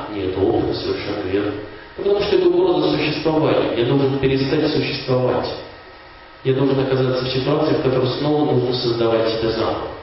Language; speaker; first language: Russian; native; Russian